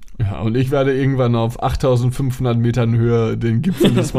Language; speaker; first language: German; native; German